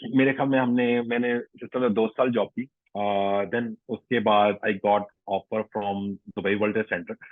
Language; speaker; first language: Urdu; non-native, local second language; Punjabi